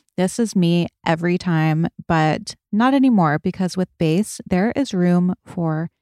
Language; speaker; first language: English; native; English